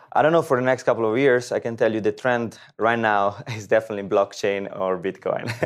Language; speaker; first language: English; non-native, fluent; Italian